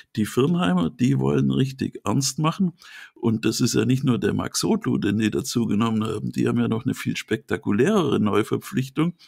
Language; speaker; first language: German; native; German